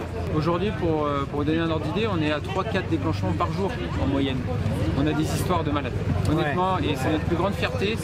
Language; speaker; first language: French; native; French